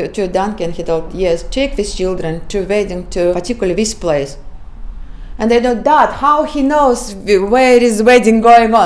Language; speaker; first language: English; non-native, fluent; Kyrgyz